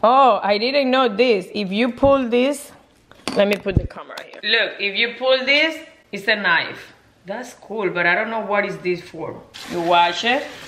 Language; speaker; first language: English; non-native, fluent; Spanish